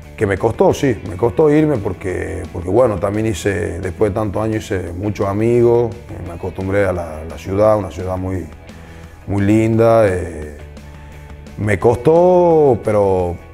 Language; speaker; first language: Spanish; native; Spanish